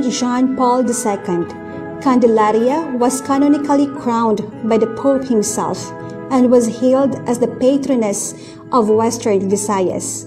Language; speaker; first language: English; non-native, local second language; Filipino